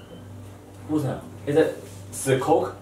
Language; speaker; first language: Russian; non-native, learner; Chinese